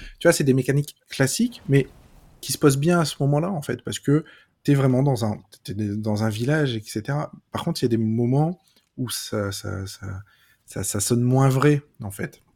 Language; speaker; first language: French; native; French